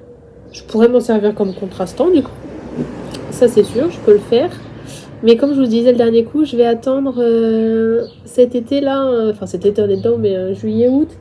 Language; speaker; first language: French; native; French